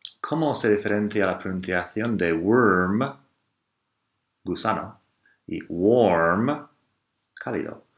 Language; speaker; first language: Spanish; non-native, fluent; English